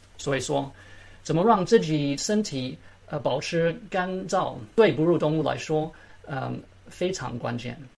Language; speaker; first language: Chinese; early bilingual, heritage; Chinese